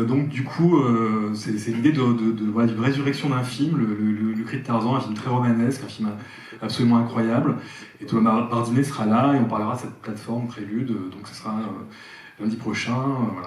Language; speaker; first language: French; native; French